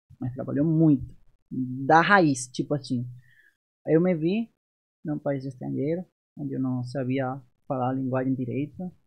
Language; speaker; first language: Portuguese; non-native, fluent; Spanish